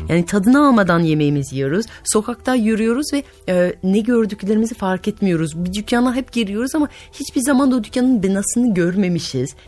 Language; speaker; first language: Turkish; non-native, fluent; French